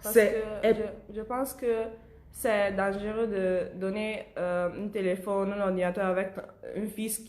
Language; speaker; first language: French; non-native, learner; Italian